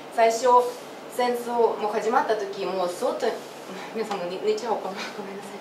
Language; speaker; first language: Japanese; non-native, fluent; Russian